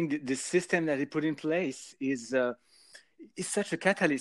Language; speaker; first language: English; non-native, fluent; French